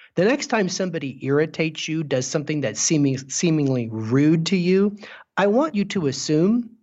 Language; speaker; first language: English; native; English